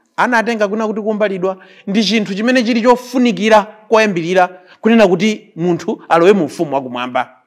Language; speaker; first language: Nyanja; native; Nyanja